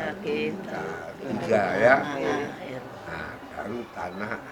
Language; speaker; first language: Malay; non-native, local second language; Javanese